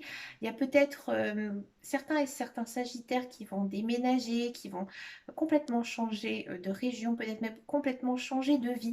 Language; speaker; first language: French; native; French